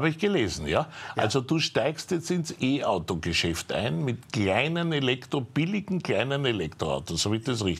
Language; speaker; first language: German; native; German